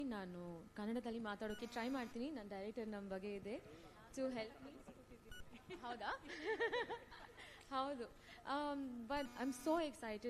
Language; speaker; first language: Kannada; non-native, learner; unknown